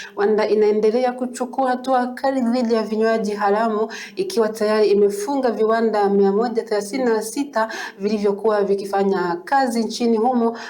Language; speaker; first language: Swahili; non-native, local second language; Kinyarwanda